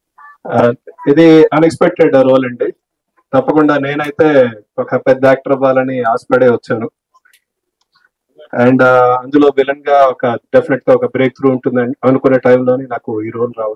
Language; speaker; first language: Telugu; native; Telugu